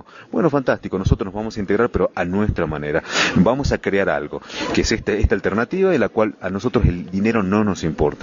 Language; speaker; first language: Spanish; native; Spanish